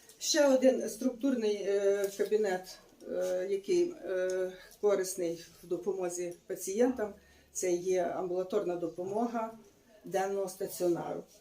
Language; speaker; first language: Ukrainian; native; Ukrainian